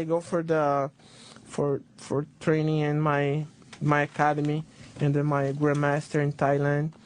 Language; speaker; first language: English; non-native, learner; Portuguese